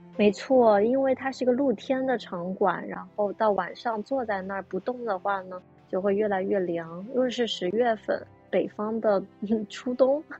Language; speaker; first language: Chinese; native; Chinese